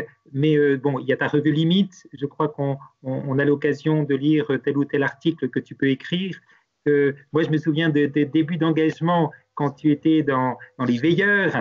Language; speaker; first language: French; native; French